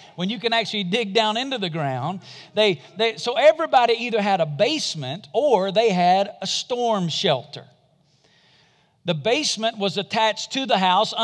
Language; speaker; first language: English; native; English